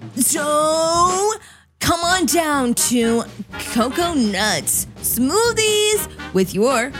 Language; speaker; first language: English; early bilingual, other home language; Polish